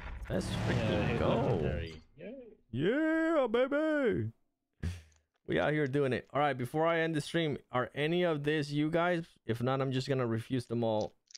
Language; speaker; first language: English; early bilingual, other home language; Spanish